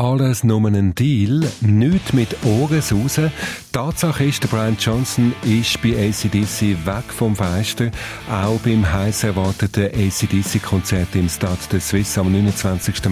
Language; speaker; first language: German; native; German